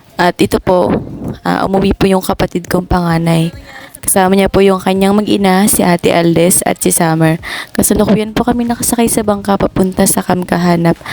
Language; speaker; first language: Filipino; non-native, local second language; Bikol